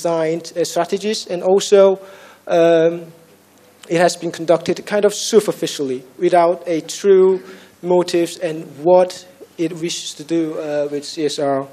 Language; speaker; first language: English; non-native, fluent; Korean